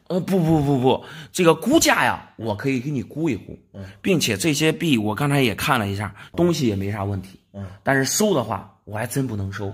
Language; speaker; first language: Chinese; native; Chinese